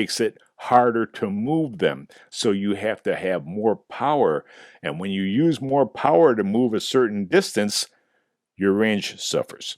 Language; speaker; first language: English; native; English